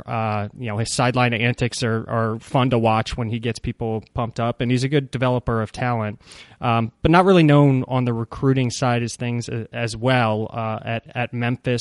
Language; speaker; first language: English; native; English